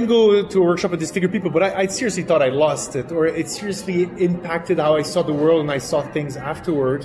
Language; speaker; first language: English; non-native, fluent; French